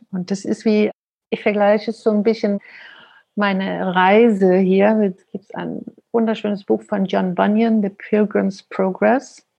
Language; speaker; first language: German; non-native, fluent; Danish